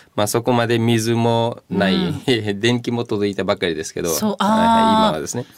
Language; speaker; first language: Japanese; non-native, fluent; Nepali